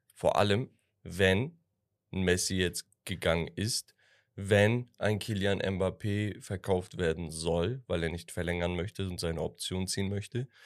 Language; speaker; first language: German; early bilingual, other home language; Turkish